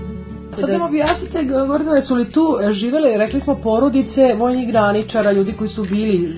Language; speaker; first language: Serbian; native; Serbian